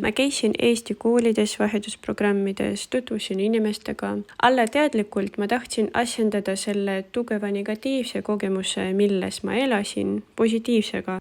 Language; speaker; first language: Estonian; non-native, local second language; Russian